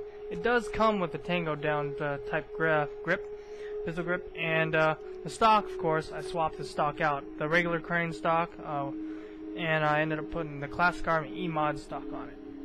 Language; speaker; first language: English; native; English